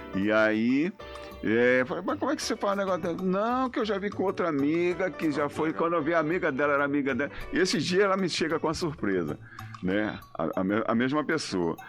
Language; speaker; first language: Portuguese; native; Portuguese